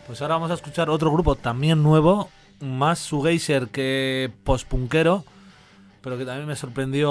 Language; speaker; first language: Spanish; native; Spanish